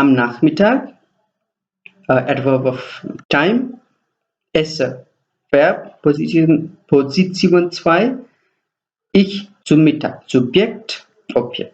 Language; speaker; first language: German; non-native, fluent; Nepali